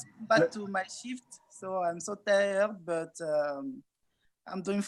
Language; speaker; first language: English; non-native, learner; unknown